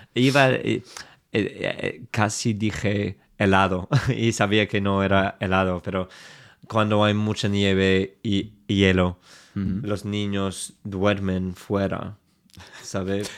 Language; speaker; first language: Spanish; non-native, fluent; English